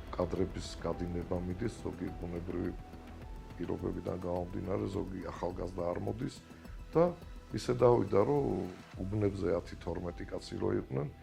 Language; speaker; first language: Georgian; native; Georgian